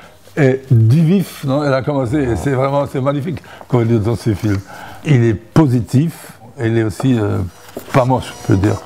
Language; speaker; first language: French; non-native, fluent; German